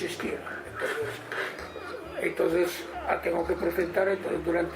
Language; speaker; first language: Spanish; non-native, learner; Japanese